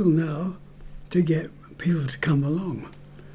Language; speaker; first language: English; native; English